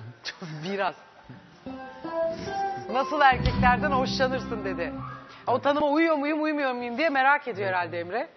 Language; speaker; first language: Turkish; native; Turkish